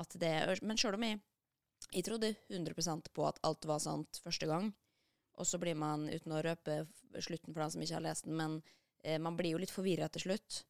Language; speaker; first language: Norwegian; native; Norwegian